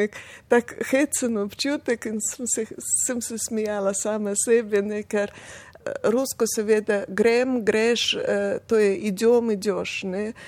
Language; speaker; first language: Slovenian; non-native, fluent; Russian